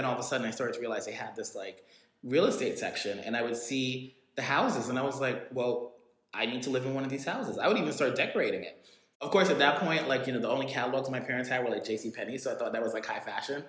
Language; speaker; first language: English; native; English